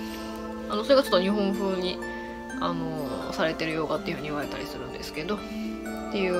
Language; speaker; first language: Japanese; native; Japanese